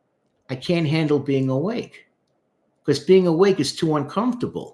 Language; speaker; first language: English; native; English